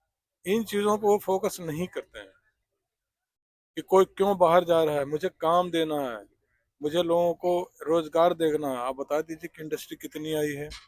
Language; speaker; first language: Hindi; native; Hindi